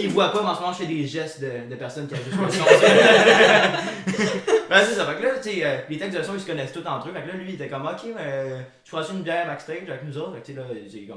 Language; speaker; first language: French; native; French